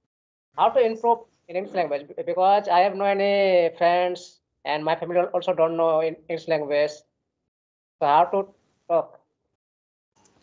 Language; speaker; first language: English; non-native, learner; Hindi